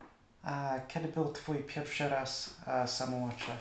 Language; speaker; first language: Polish; early bilingual, heritage; English